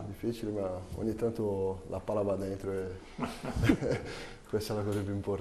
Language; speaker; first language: Italian; non-native, fluent; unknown